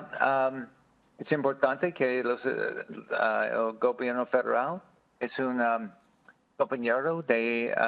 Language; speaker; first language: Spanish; non-native, learner; English